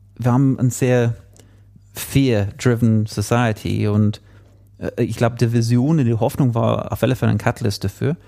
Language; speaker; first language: German; non-native, fluent; English